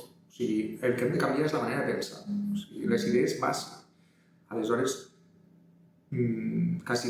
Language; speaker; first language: Catalan; native; Catalan